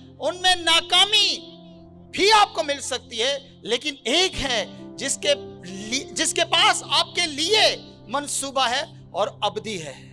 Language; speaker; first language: Urdu; non-native, local second language; Punjabi